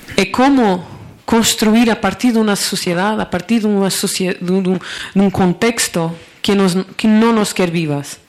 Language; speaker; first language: Spanish; non-native, learner; Portuguese